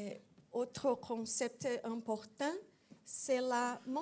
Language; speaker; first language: French; non-native, fluent; Portuguese